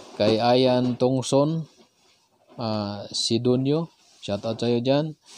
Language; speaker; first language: Filipino; non-native, local second language; Cebuano